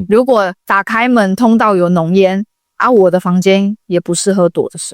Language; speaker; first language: Chinese; native; Chinese